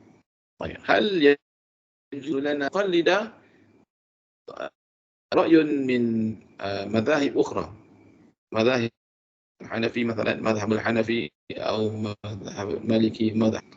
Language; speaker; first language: Arabic; non-native, fluent; Malay